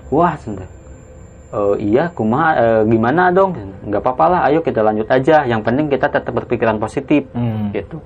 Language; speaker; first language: Indonesian; non-native, local second language; Sundanese